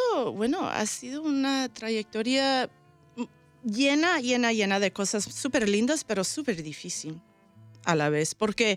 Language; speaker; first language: Spanish; early bilingual, heritage; Spanish